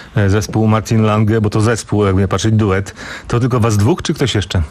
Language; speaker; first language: Polish; native; Polish